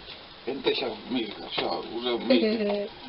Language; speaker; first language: Russian; native; Russian